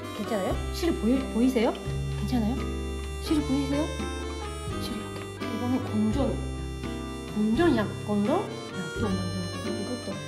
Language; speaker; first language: Korean; non-native, fluent; Japanese